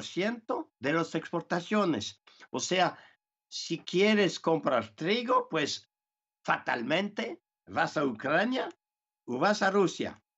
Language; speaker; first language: Spanish; non-native, fluent; French